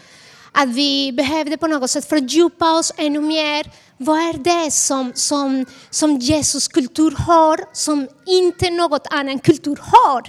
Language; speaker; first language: Swedish; non-native, fluent; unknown